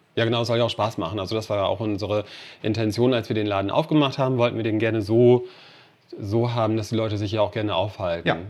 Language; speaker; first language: German; non-native, fluent; English